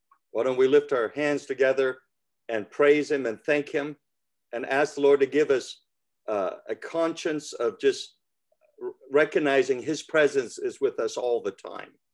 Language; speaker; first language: English; native; English